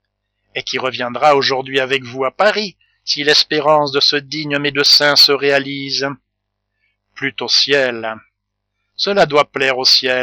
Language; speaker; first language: French; native; French